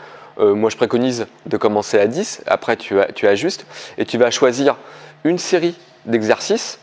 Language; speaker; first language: French; native; French